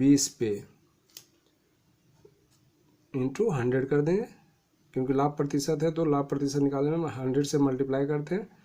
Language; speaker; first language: Hindi; native; Hindi